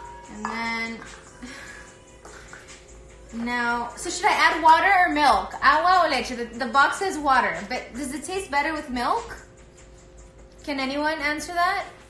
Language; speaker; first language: English; early bilingual, other home language; Spanish